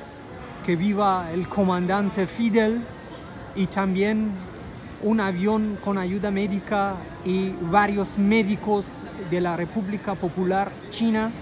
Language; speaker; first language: Spanish; non-native, fluent; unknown